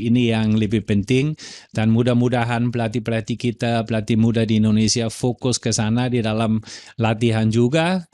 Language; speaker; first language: Indonesian; non-native, fluent; German